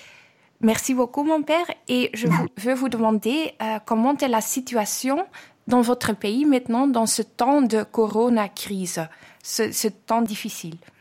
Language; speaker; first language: French; non-native, fluent; Dutch